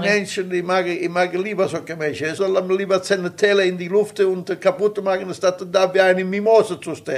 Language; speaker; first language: German; non-native, local second language; Italian